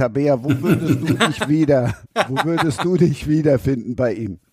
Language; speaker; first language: German; native; German